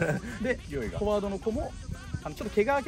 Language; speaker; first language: Japanese; native; Japanese